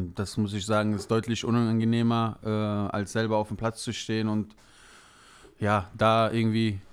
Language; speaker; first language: German; native; German